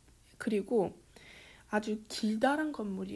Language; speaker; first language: Korean; early bilingual, heritage; Korean